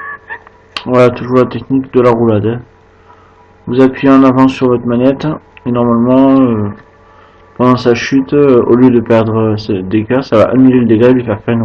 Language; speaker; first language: French; native; French